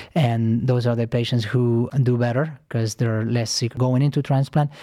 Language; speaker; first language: English; non-native, fluent; Spanish